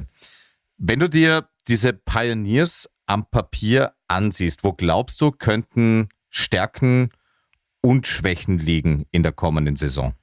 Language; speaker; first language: German; native; German